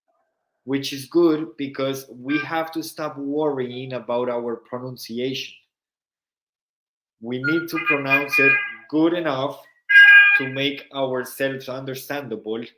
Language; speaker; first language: English; non-native, fluent; Spanish